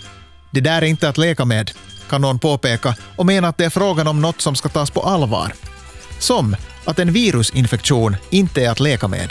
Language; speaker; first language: Swedish; native; Swedish